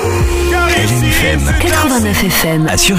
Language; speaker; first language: French; native; French